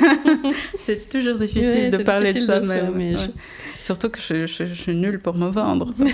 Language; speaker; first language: French; non-native, fluent; Portuguese